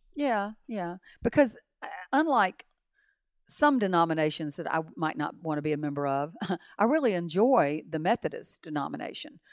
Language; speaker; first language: English; native; English